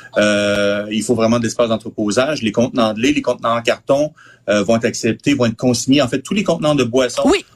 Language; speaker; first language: French; native; French